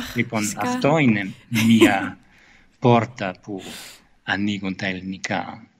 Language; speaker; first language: Greek; non-native, fluent; German